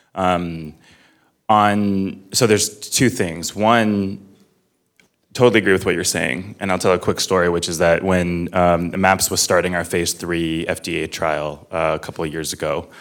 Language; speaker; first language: English; native; English